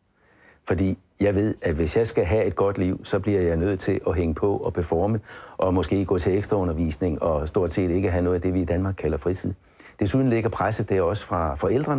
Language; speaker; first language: Danish; native; Danish